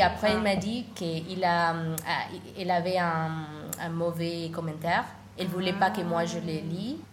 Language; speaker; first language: French; non-native, learner; Spanish